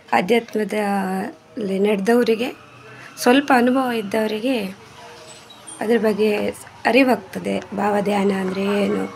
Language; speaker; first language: Kannada; native; Kannada